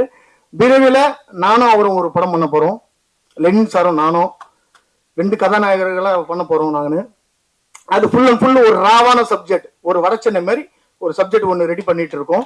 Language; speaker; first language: Tamil; native; Tamil